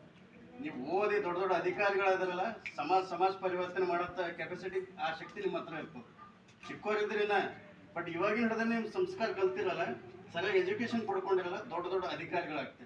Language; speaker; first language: Kannada; native; Kannada